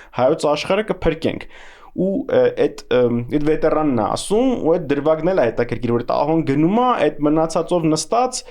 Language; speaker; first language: Armenian; native; Armenian